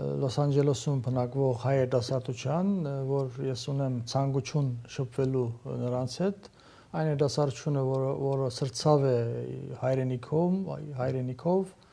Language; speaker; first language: Armenian; early bilingual, heritage; Armenian